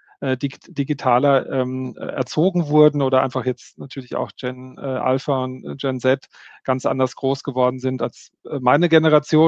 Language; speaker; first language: German; native; German